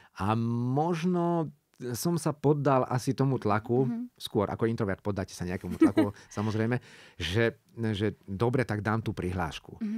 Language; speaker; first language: Slovak; non-native, local second language; Hungarian